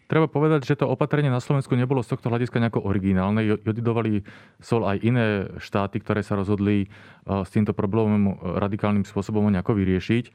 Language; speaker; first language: Slovak; native; Slovak